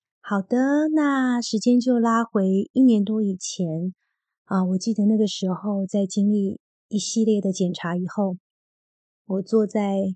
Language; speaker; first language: Chinese; native; Chinese